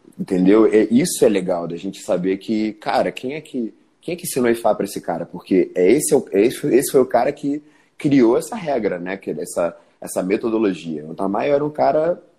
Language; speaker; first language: Portuguese; early bilingual, other home language; Spanish